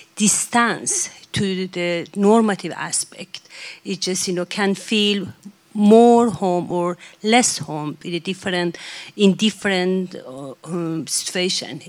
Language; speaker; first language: English; non-native, fluent; Persian